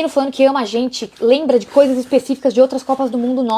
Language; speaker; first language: Portuguese; native; Portuguese